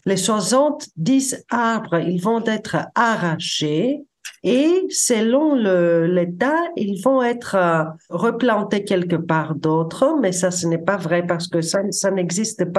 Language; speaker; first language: French; non-native, fluent; Greek